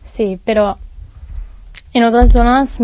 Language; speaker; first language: Spanish; non-native, learner; Hebrew